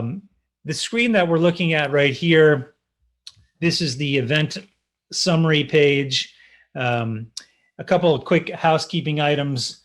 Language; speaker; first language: English; native; English